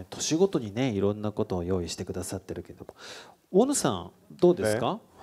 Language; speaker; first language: Japanese; native; Japanese